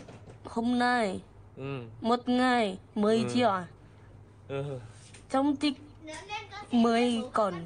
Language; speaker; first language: Vietnamese; non-native, learner; Indonesian